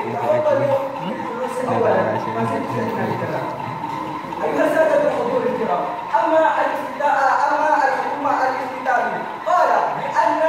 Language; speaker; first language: Arabic; non-native, learner; Indonesian